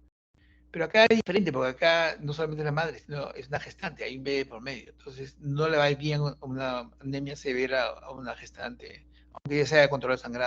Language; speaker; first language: Spanish; native; Spanish